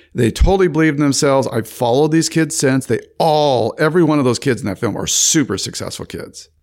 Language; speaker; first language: English; native; English